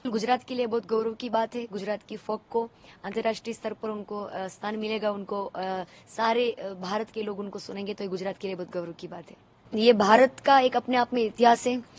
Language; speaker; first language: Hindi; non-native, local second language; Gujarati